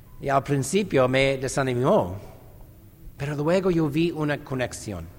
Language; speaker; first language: Spanish; non-native, fluent; English